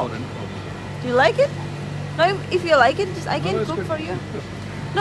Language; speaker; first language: English; non-native, learner; Indonesian